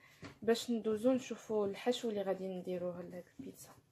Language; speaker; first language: Arabic; native; Arabic